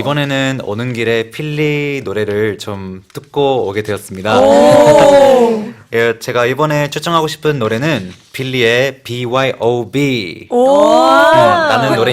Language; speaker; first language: Korean; non-native, fluent; Spanish